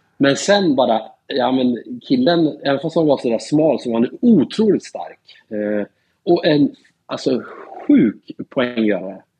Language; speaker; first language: Swedish; native; Swedish